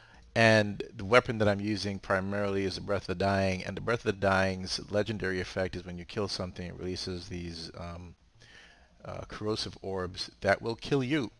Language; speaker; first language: English; native; English